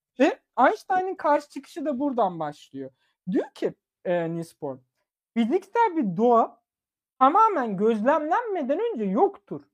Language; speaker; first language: Turkish; early bilingual, other home language; German